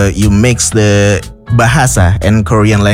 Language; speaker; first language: English; non-native, fluent; Indonesian